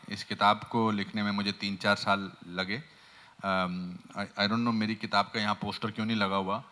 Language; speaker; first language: Hindi; native; Hindi